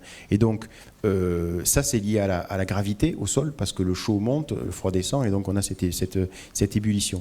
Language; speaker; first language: French; native; French